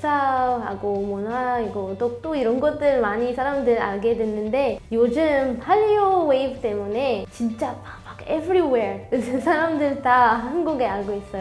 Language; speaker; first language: Korean; non-native, fluent; Arabic